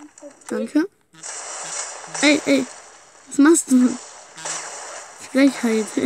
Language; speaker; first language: German; native; German